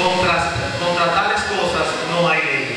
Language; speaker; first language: Spanish; native; Spanish